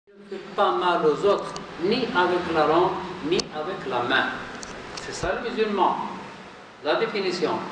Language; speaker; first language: French; non-native, local second language; Arabic